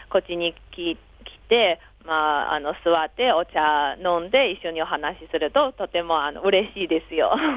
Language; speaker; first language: Japanese; non-native, fluent; Chinese